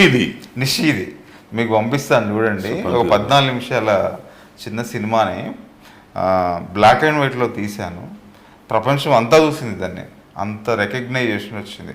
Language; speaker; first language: Telugu; native; Telugu